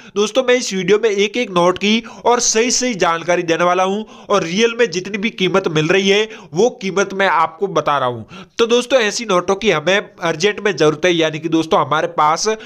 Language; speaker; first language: Hindi; non-native, local second language; Gujarati